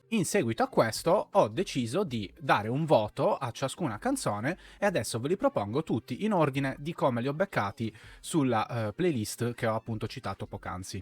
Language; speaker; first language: Italian; native; Italian